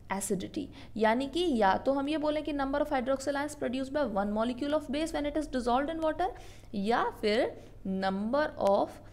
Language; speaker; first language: Hindi; native; Hindi